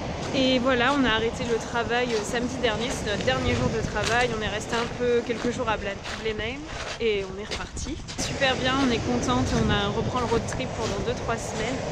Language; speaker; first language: French; native; French